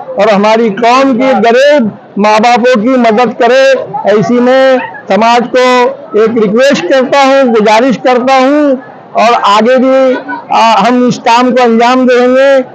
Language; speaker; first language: Urdu; native; Urdu